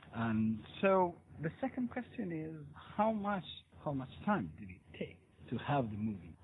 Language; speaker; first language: English; non-native, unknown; Italian